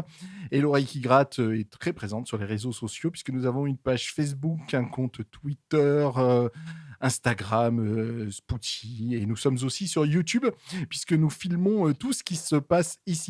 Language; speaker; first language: French; native; French